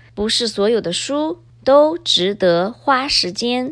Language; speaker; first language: Chinese; early bilingual, heritage; Chinese